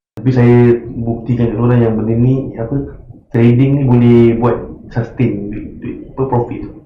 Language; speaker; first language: Malay; native; Malay